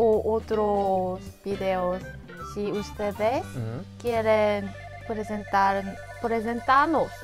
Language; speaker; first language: Spanish; non-native, learner; Korean